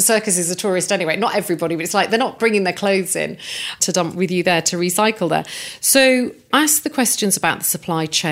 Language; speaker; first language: English; native; English